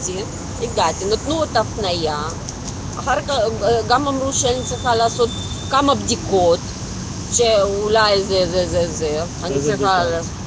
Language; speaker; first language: Hebrew; non-native, local second language; Russian